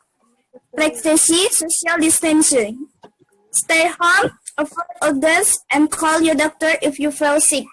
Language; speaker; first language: English; non-native, learner; Indonesian